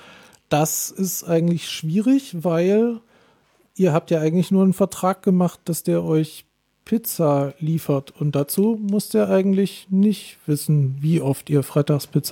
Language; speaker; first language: German; native; German